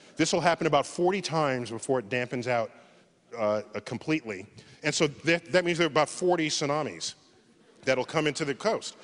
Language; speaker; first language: English; native; English